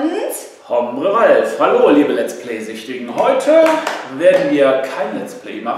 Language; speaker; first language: German; native; German